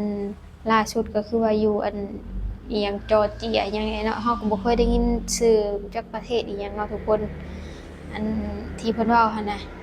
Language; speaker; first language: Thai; non-native, local second language; Lao